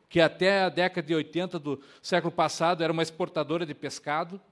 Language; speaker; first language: Portuguese; native; Portuguese